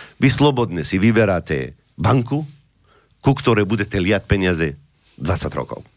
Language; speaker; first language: Slovak; non-native, fluent; Arabic